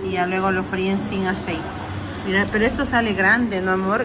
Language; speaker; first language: Spanish; native; Spanish